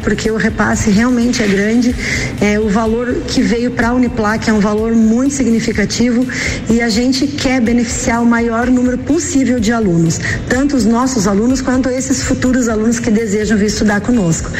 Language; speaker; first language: Portuguese; native; Portuguese